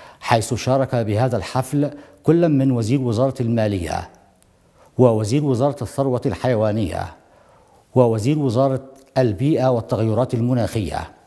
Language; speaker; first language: Arabic; non-native, local second language; Somali